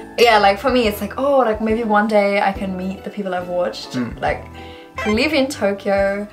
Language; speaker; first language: English; native; English